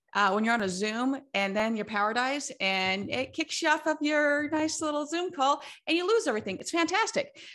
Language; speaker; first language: English; native; English